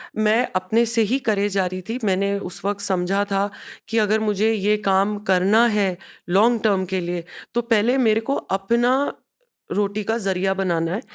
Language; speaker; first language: Hindi; non-native, local second language; Punjabi